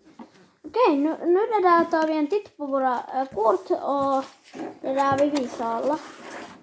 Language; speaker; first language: Swedish; early bilingual, other home language; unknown